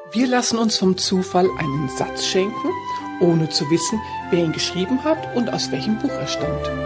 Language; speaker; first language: German; native; German